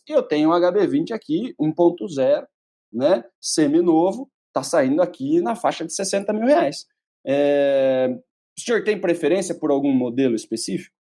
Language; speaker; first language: Portuguese; native; Portuguese